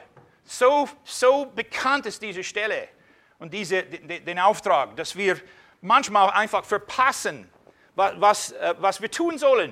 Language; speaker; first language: German; non-native, fluent; English